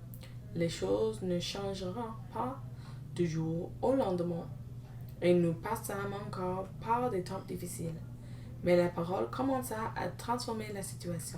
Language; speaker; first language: French; non-native, learner; English